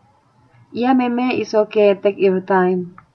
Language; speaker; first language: English; non-native, fluent; Indonesian